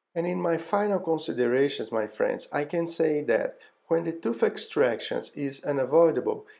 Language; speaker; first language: English; non-native, fluent; Portuguese